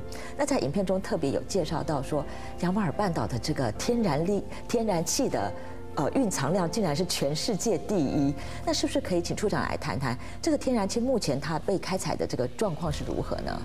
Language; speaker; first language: Chinese; native; Chinese